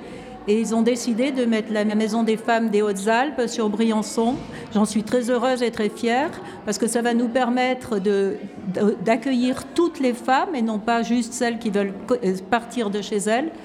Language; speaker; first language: French; native; French